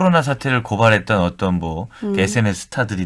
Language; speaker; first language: Korean; native; Korean